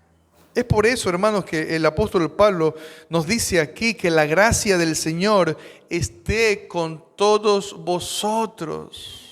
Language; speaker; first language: Spanish; native; Spanish